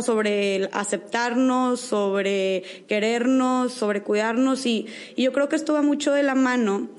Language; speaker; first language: Spanish; native; Spanish